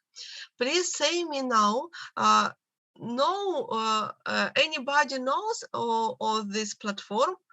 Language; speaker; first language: English; non-native, learner; Russian